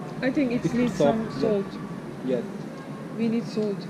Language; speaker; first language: English; non-native, learner; Turkish